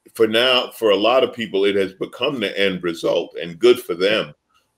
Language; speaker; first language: English; native; English